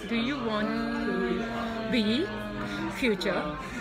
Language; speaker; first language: English; non-native, learner; Japanese